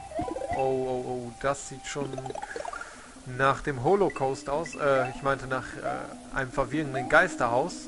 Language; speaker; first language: German; native; German